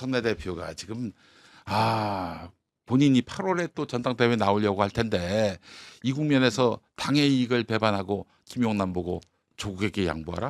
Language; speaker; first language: Korean; native; Korean